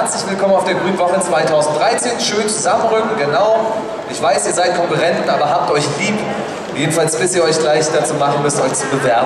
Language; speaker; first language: German; native; German